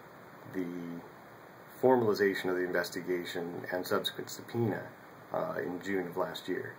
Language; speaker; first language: English; native; English